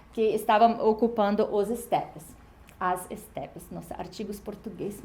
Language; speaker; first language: Portuguese; non-native, fluent; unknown